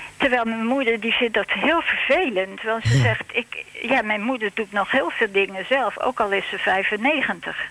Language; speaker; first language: Dutch; native; Dutch